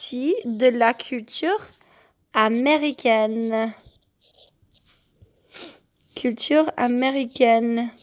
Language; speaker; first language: French; non-native, fluent; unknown